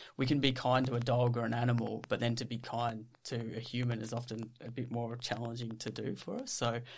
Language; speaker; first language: English; native; English